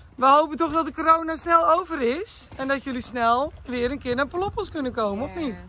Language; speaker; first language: Dutch; native; Dutch